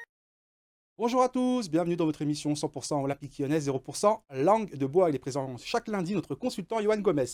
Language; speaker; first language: French; native; French